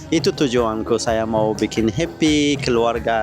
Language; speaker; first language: Indonesian; non-native, learner; Persian